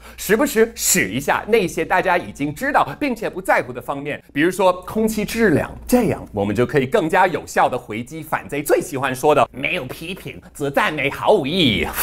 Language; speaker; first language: Chinese; non-native, fluent; English